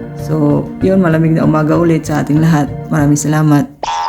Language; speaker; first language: Filipino; native; Filipino